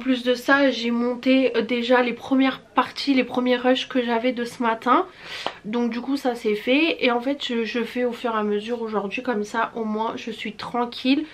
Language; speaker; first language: French; early bilingual, other home language; Portuguese